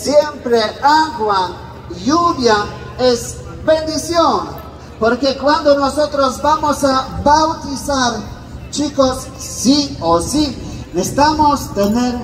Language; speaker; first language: Spanish; non-native, fluent; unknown